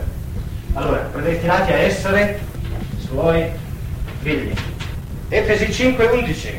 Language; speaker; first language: Italian; native; Italian